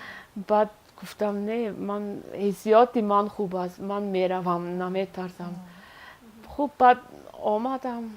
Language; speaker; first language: Persian; non-native, learner; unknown